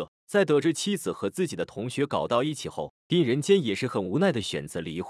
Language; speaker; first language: Chinese; native; Chinese